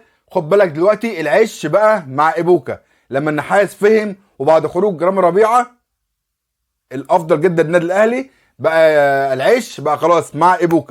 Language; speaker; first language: Arabic; native; Arabic